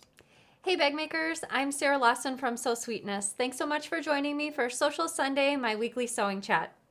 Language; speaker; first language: English; native; English